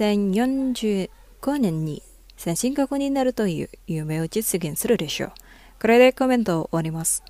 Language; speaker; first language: Japanese; non-native, fluent; Indonesian